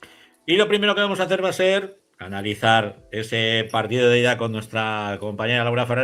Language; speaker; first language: Spanish; native; Spanish